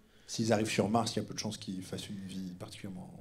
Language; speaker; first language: French; native; French